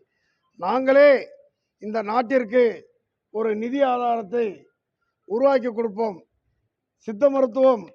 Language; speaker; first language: Tamil; native; Tamil